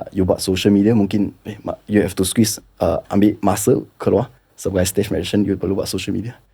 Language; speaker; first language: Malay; non-native, local second language; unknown